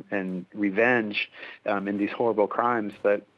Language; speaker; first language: English; native; English